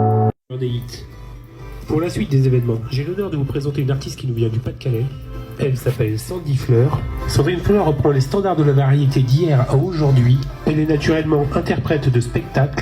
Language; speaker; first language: French; native; French